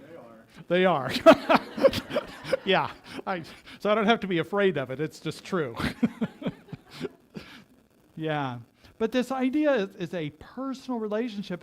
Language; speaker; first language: English; native; English